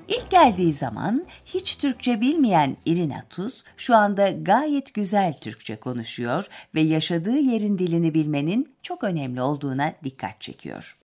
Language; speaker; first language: Turkish; native; Turkish